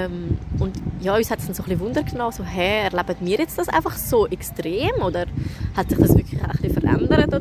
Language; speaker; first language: German; native; German